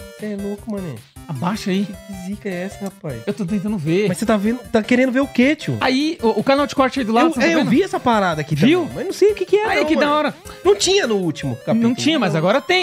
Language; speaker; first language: Portuguese; native; Portuguese